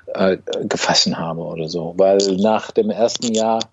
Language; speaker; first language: German; non-native, fluent; English